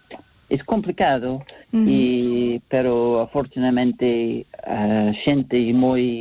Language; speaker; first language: Spanish; non-native, learner; English